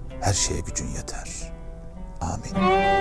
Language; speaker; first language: Turkish; native; Turkish